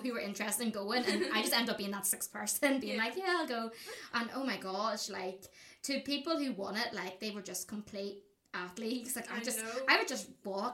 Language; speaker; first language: English; native; English